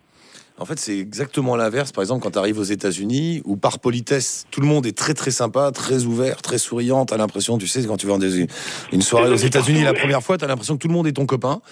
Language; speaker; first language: French; native; French